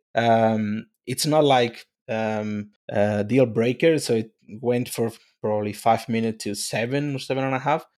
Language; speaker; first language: English; non-native, fluent; Spanish